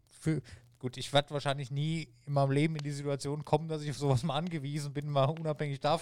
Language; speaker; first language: German; native; German